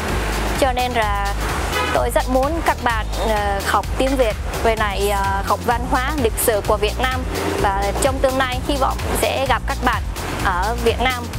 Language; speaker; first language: Vietnamese; non-native, fluent; Japanese